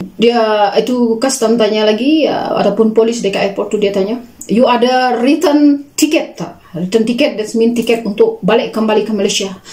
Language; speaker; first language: Malay; native; Malay